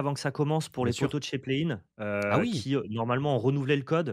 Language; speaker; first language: French; native; French